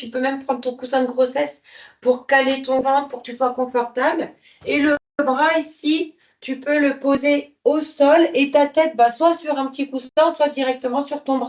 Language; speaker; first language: French; native; French